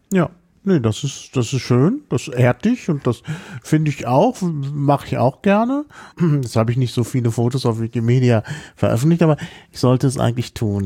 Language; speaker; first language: German; native; German